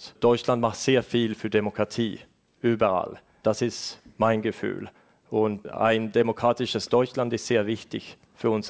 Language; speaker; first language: German; non-native, fluent; Estonian